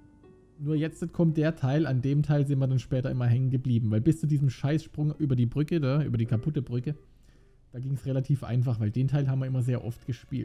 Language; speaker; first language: German; native; German